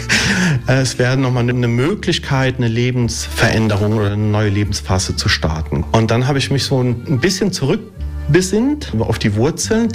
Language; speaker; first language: German; early bilingual, other home language; Italian